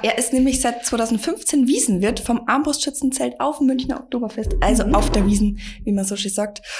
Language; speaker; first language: German; native; German